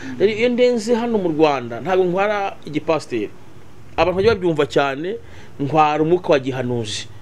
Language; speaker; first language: Kinyarwanda; native; Kinyarwanda